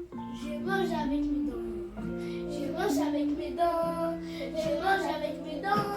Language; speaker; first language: French; early bilingual, other home language; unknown